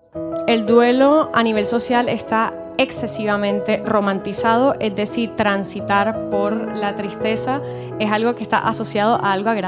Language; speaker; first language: Spanish; native; Spanish